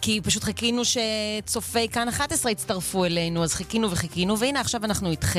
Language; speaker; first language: Hebrew; native; Hebrew